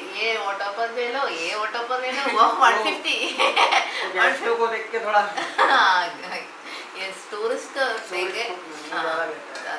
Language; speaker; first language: Hindi; non-native, local second language; Malayalam